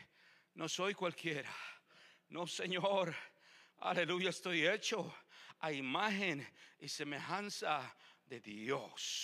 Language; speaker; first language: Spanish; native; Spanish